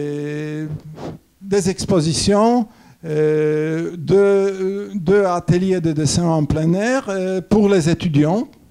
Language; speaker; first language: French; non-native, fluent; Polish